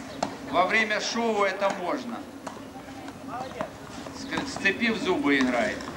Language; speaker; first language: Russian; native; Russian